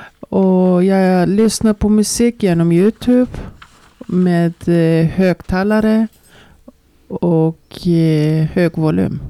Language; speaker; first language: Swedish; non-native, learner; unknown